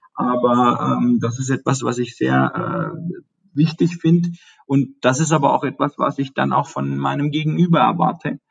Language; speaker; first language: German; early bilingual, other home language; Turkish